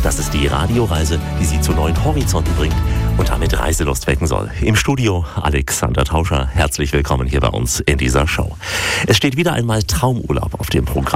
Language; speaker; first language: German; native; German